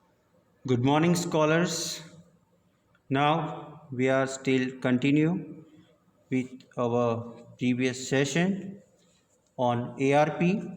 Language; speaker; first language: English; non-native, local second language; Gujarati